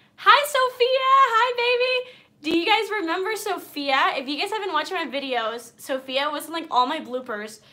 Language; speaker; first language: English; early bilingual, other home language; Spanish